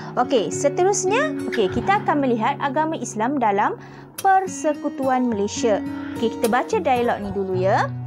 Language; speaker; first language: Malay; native; Malay